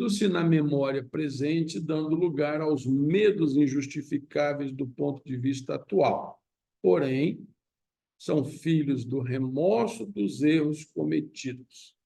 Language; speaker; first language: Portuguese; native; Portuguese